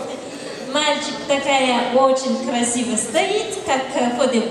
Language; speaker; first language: Russian; non-native, learner; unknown